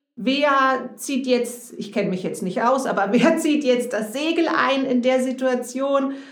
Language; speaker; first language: German; native; German